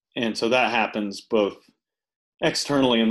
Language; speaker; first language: English; native; English